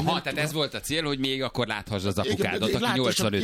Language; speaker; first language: Hungarian; native; Hungarian